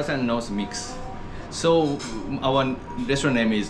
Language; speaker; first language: English; non-native, learner; Japanese